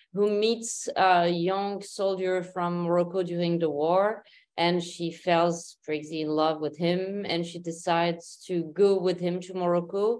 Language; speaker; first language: English; non-native, fluent; Arabic